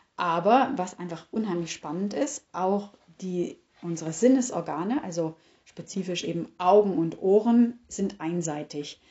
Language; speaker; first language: German; native; German